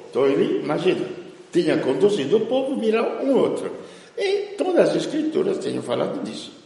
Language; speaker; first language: Portuguese; non-native, fluent; Italian